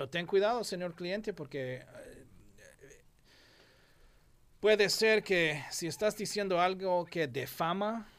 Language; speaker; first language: Spanish; non-native, fluent; English